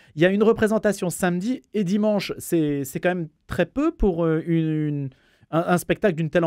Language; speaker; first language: French; native; French